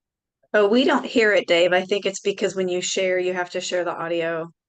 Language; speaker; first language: English; native; English